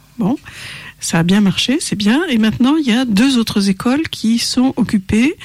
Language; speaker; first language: French; native; French